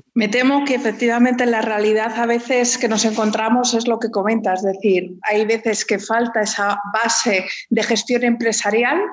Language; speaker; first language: Spanish; native; Spanish